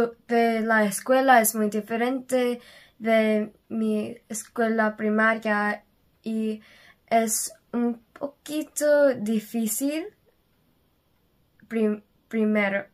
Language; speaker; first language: Spanish; non-native, learner; Korean